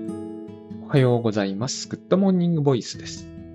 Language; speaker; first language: Japanese; native; Japanese